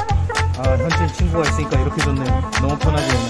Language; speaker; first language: Korean; native; Korean